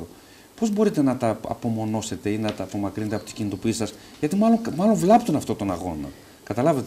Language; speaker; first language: Greek; native; Greek